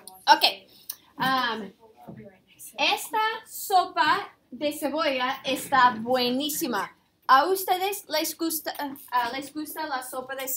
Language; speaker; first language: Spanish; non-native, fluent; English